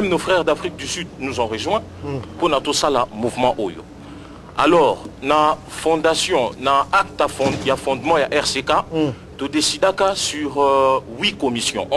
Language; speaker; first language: French; non-native, local second language; Lingala